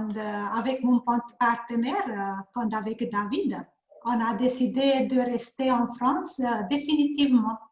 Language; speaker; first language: French; non-native, learner; Hungarian